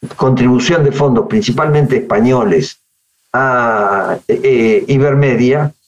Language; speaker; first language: Spanish; native; Spanish